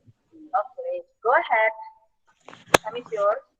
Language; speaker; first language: English; non-native, fluent; Indonesian